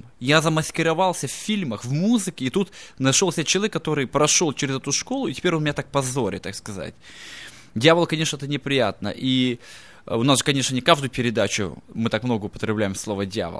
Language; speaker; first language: Russian; native; Russian